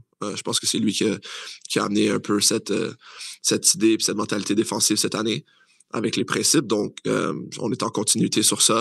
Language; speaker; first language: French; native; French